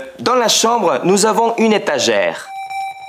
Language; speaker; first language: French; non-native, fluent; Spanish